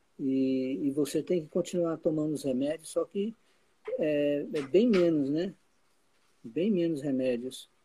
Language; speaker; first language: Portuguese; native; Portuguese